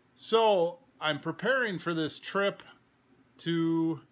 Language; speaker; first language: English; native; English